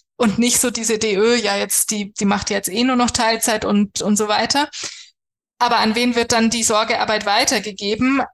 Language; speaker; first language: German; native; German